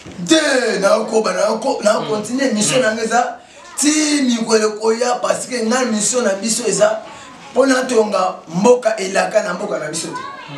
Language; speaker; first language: Lingala; non-native, local second language; Kongo